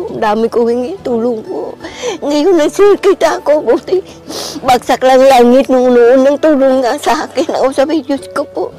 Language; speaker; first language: Filipino; non-native, learner; Vietnamese